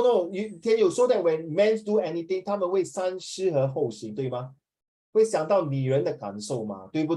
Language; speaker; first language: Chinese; native; Chinese